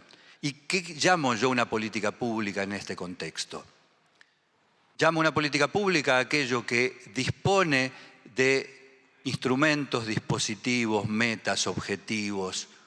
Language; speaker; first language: Spanish; native; Spanish